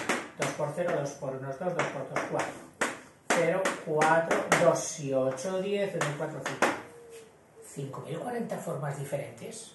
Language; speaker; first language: Spanish; native; Spanish